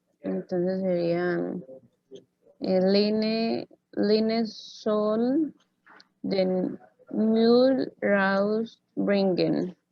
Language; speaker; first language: German; non-native, learner; Spanish